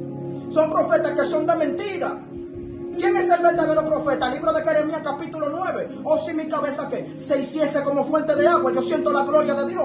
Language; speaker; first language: Spanish; native; Spanish